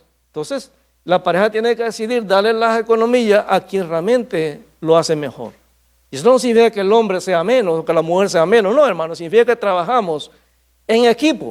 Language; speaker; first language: Spanish; native; Spanish